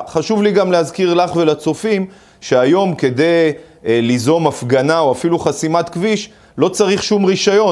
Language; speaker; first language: Hebrew; native; Hebrew